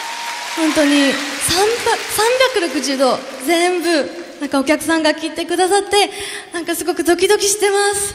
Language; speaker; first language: Japanese; non-native, fluent; Korean